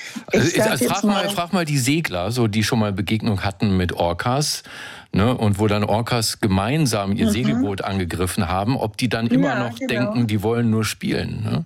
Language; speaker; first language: German; native; German